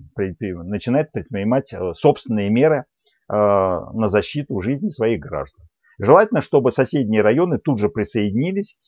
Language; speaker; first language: Russian; native; Russian